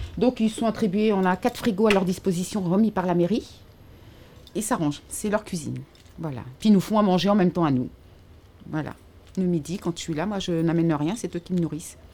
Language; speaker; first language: French; native; French